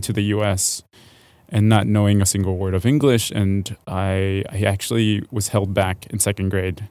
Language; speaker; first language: English; early bilingual, other home language; Spanish